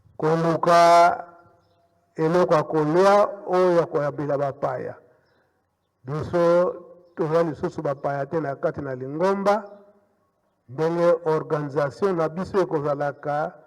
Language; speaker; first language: Lingala; non-native, local second language; Kongo